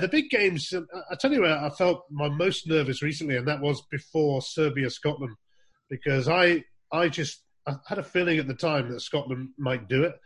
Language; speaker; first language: English; native; English